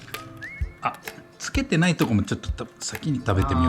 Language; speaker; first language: Japanese; native; Japanese